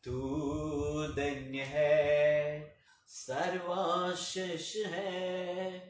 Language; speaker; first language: Hindi; non-native, local second language; Telugu